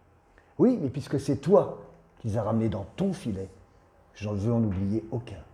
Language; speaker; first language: French; native; French